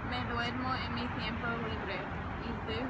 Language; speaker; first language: Spanish; non-native, learner; English